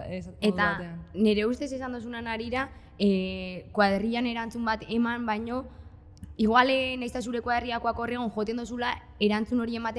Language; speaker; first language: Basque; native; Basque